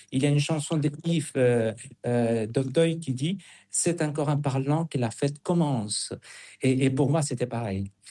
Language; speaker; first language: French; non-native, fluent; Spanish